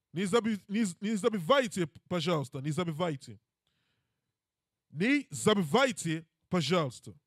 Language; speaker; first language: Russian; non-native, learner; English